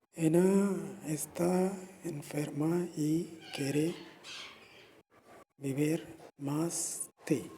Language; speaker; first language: Spanish; non-native, learner; Urdu